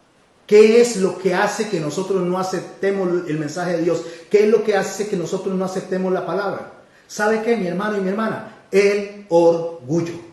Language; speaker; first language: Spanish; native; Spanish